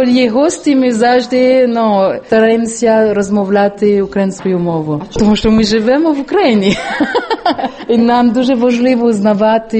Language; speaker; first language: Ukrainian; non-native, learner; French